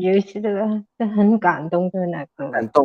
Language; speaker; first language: Chinese; non-native, learner; Indonesian